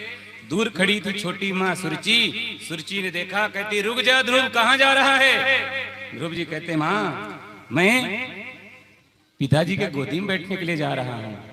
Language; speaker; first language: Hindi; native; Hindi